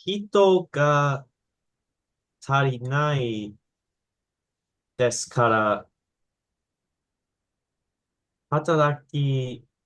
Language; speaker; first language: Japanese; non-native, learner; English